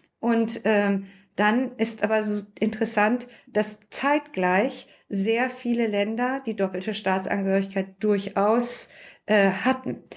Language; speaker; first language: German; early bilingual, other home language; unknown